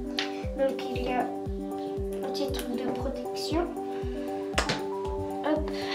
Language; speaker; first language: French; native; French